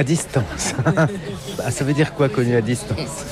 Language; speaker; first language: French; native; French